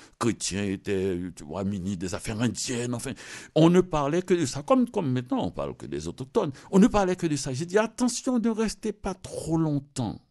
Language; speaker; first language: French; non-native, local second language; Haitian Creole